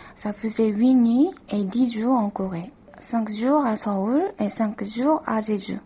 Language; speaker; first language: French; non-native, fluent; Korean